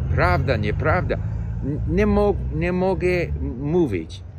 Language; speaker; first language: Polish; non-native, learner; English